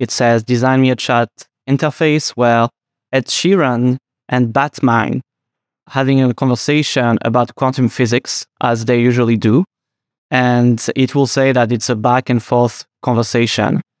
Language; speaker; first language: English; non-native, fluent; French